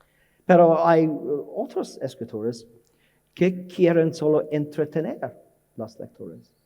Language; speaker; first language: Spanish; non-native, learner; English